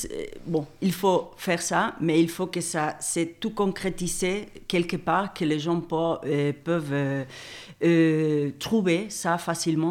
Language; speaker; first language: French; non-native, fluent; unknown